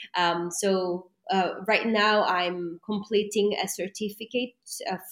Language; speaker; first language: English; non-native, fluent; Greek